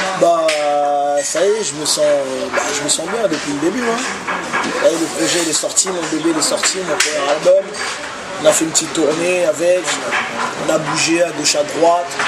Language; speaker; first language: French; early bilingual, other home language; Lingala